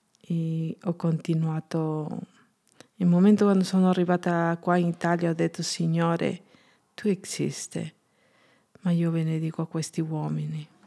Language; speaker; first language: Italian; non-native, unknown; Spanish